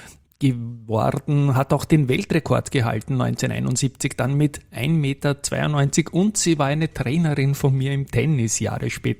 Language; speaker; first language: German; native; German